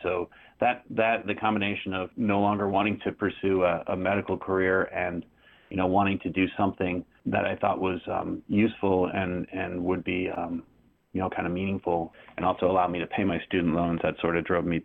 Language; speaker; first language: English; native; English